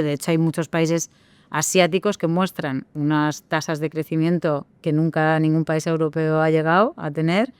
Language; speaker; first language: Spanish; native; Spanish